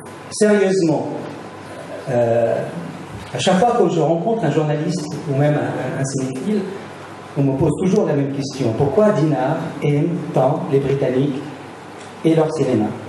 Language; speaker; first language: French; native; French